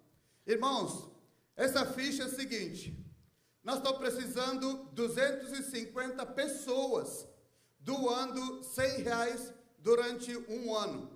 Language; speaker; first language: Portuguese; non-native, fluent; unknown